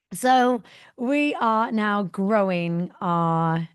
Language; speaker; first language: English; native; English